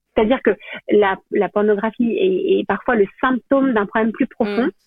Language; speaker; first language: French; native; French